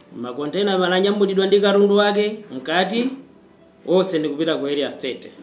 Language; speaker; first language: Nyanja; non-native, fluent; Kinyarwanda